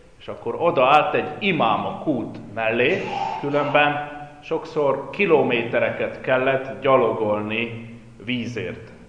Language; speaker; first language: Hungarian; native; Hungarian